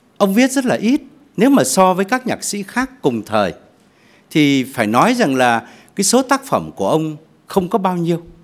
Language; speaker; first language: Vietnamese; native; Vietnamese